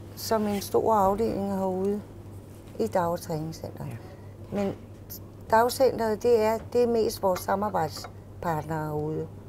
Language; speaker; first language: Danish; native; Danish